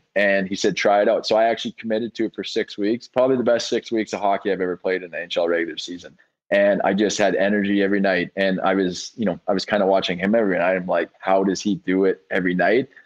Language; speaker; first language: English; native; English